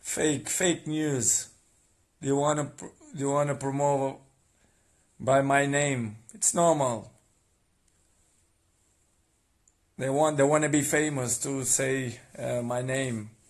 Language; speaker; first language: English; non-native, learner; Portuguese